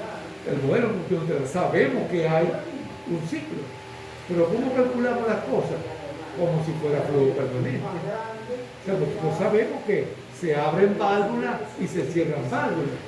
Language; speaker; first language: Spanish; native; Spanish